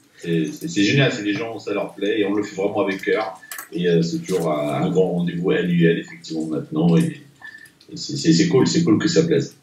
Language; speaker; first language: French; non-native, local second language; Arabic